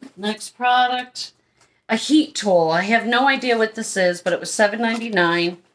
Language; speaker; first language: English; native; English